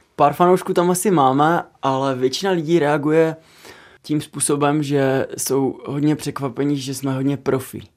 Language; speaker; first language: Czech; native; Czech